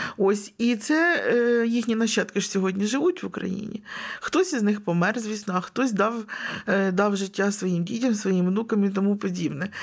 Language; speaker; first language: Ukrainian; native; Ukrainian